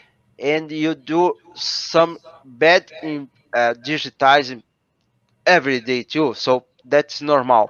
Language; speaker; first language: English; non-native, learner; Portuguese